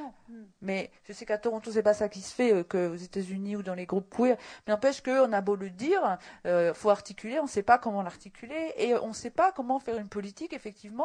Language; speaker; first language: French; native; French